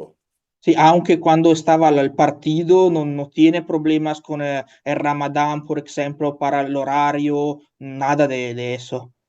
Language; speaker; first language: Spanish; non-native, learner; Italian